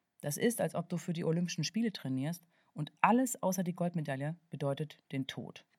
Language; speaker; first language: German; native; German